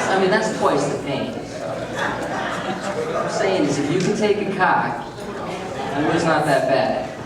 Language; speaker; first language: English; native; English